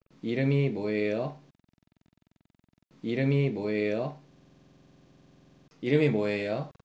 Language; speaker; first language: Korean; non-native, learner; Arabic